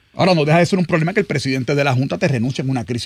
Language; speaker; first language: Spanish; native; Spanish